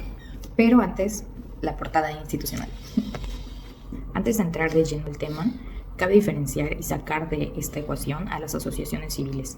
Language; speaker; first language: Spanish; native; Spanish